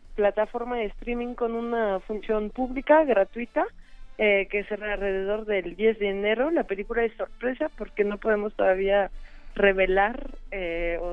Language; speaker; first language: Spanish; non-native, fluent; French